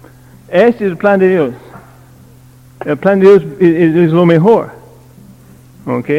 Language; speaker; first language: Spanish; non-native, learner; English